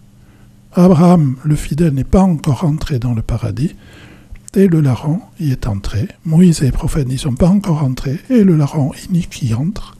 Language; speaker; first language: French; native; French